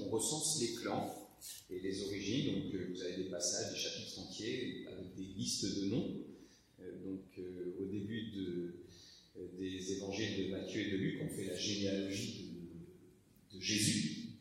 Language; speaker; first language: French; native; French